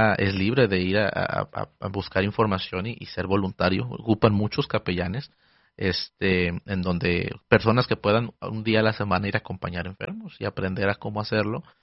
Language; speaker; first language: Spanish; early bilingual, heritage; Spanish